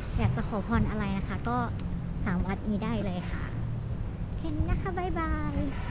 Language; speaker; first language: Thai; native; Thai